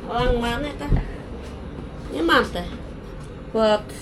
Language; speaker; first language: Russian; non-native, local second language; Kyrgyz